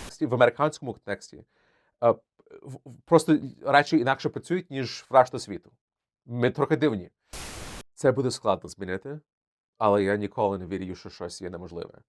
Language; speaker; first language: Ukrainian; early bilingual, heritage; Ukrainian